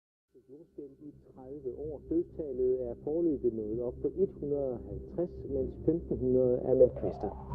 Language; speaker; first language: Danish; native; Danish